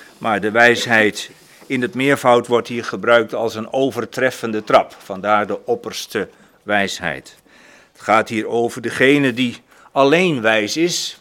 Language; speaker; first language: Dutch; native; Dutch